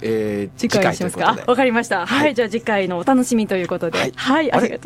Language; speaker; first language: Japanese; native; Japanese